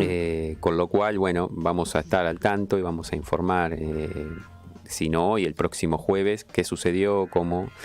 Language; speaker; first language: Spanish; native; Spanish